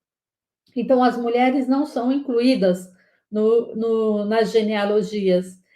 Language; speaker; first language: Portuguese; native; Portuguese